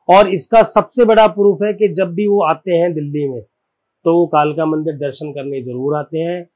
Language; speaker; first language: Hindi; native; Hindi